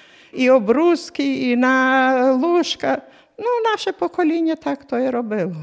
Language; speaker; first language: Ukrainian; native; Ukrainian